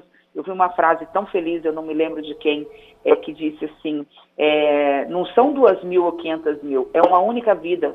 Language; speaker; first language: Portuguese; native; Portuguese